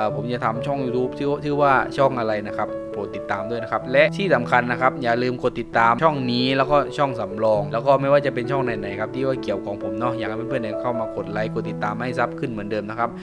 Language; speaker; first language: Thai; non-native, local second language; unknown